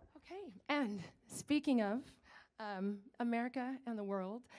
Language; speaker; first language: English; native; English